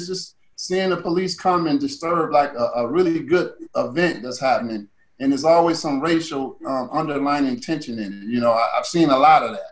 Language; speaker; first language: English; native; English